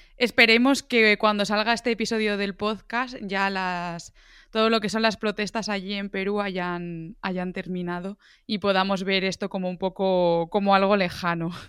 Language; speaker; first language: Spanish; native; Spanish